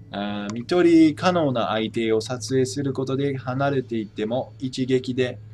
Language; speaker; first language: Japanese; non-native, fluent; English